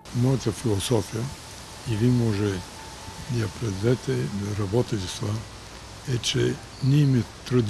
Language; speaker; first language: Bulgarian; early bilingual, heritage; Bulgarian